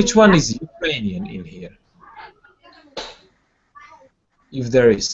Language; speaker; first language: English; non-native, fluent; Georgian